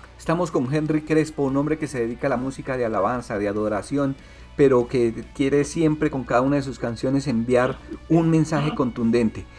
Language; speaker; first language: Spanish; native; Spanish